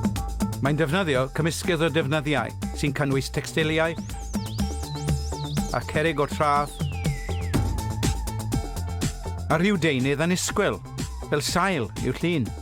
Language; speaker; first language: Welsh; native; Welsh